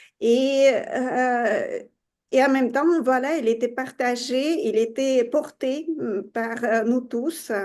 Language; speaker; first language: French; non-native, fluent; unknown